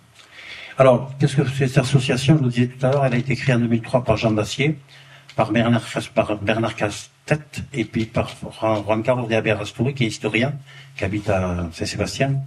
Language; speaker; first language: French; native; French